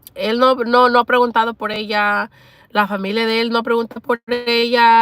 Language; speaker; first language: Spanish; early bilingual, heritage; Spanish